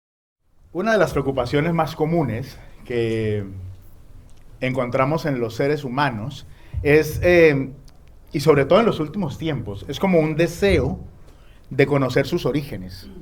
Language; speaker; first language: Spanish; native; Spanish